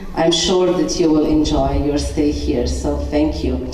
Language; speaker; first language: English; non-native, fluent; Slovenian